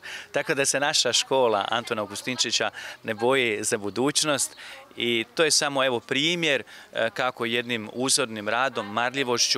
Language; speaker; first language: Croatian; native; Croatian